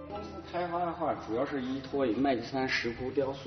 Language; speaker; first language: Chinese; native; Chinese